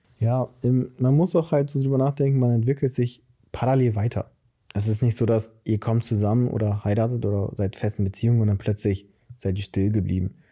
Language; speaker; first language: German; early bilingual, other home language; Portuguese